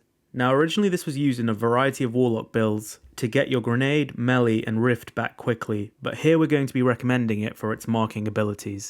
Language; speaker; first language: English; native; English